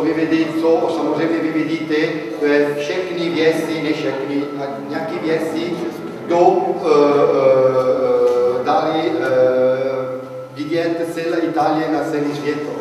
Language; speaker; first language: Czech; non-native, learner; Italian